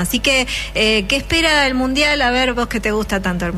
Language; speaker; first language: Spanish; native; Spanish